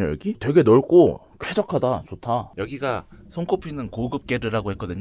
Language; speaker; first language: Korean; native; Korean